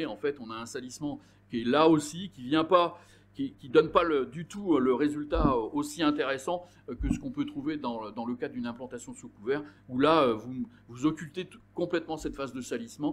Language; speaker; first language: French; native; French